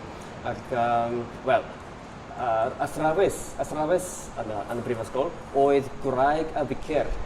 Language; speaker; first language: Welsh; non-native, learner; Japanese